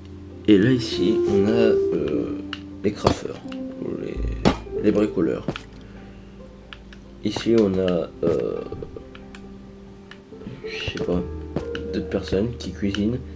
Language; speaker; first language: French; native; French